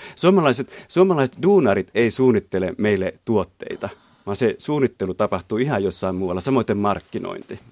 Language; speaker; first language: Finnish; native; Finnish